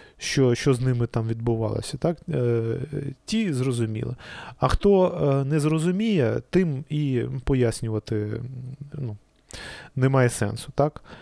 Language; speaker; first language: Ukrainian; native; Ukrainian